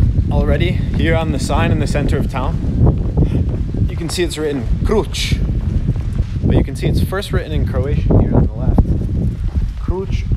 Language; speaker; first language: English; native; English